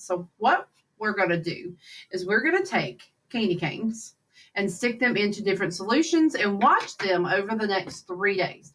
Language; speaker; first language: English; native; English